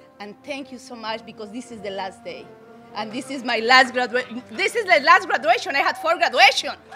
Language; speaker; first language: English; non-native, learner; Spanish